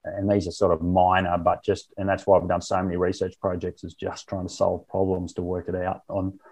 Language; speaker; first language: English; native; English